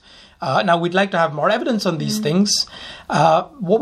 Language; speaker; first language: English; non-native, local second language; Hindi